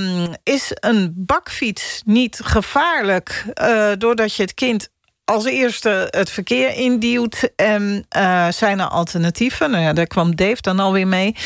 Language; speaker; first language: Dutch; native; Dutch